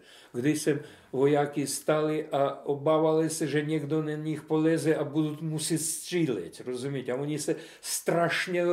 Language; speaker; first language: Czech; non-native, fluent; Russian